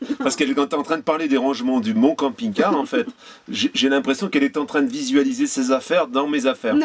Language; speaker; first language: French; native; French